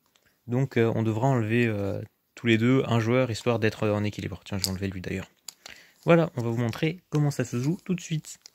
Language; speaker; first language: French; native; French